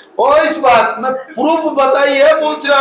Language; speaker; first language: Hindi; non-native, local second language; Telugu